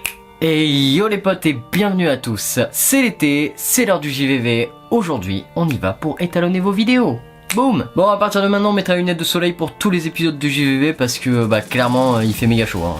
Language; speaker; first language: French; native; French